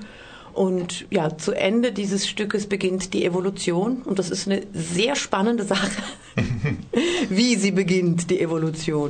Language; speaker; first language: German; native; German